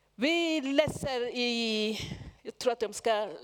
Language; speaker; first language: Swedish; non-native, fluent; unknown